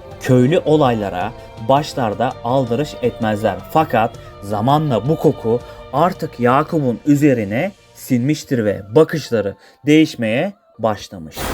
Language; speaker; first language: Turkish; native; Turkish